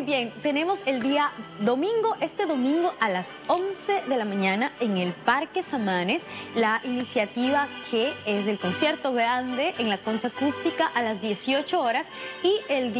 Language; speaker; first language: Spanish; native; Spanish